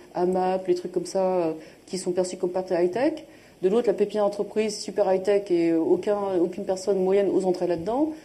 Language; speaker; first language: French; native; French